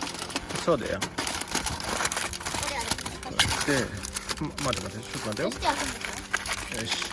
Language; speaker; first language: Japanese; native; Japanese